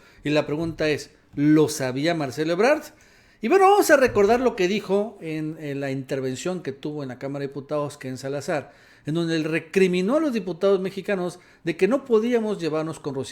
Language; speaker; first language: Spanish; native; Spanish